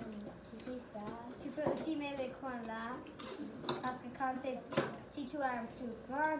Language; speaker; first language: French; non-native, learner; English